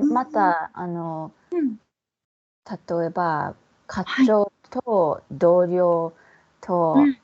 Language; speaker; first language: Japanese; non-native, fluent; English